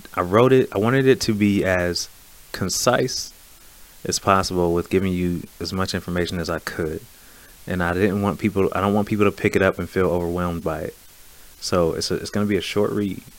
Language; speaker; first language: English; native; English